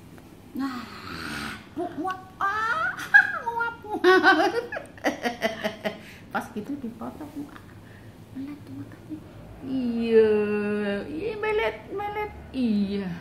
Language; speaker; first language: Indonesian; native; Indonesian